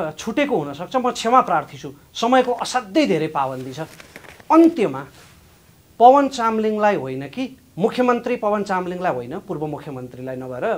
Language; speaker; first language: Nepali; native; Nepali